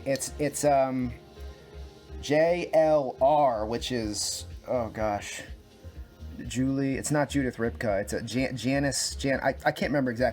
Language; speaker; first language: English; native; English